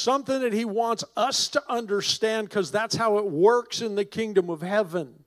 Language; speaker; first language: English; native; English